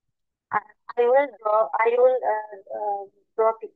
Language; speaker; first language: English; non-native, learner; Bangla